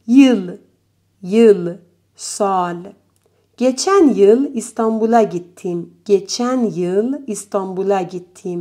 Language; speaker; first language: Turkish; non-native, fluent; Persian